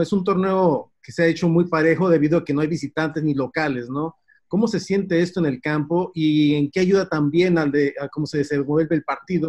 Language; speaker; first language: Spanish; native; Spanish